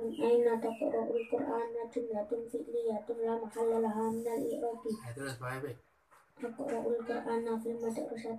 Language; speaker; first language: Arabic; non-native, learner; Javanese